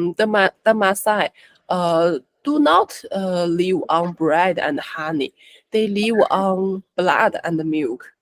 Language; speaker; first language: English; non-native, learner; Chinese